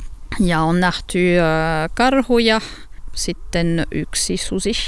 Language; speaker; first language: Finnish; non-native, learner; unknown